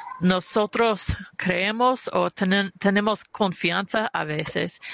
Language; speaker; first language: Spanish; early bilingual, heritage; Spanish